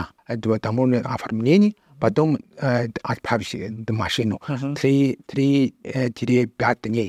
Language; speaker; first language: Russian; non-native, learner; Chinese